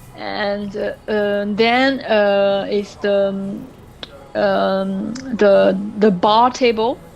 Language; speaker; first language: English; non-native, learner; French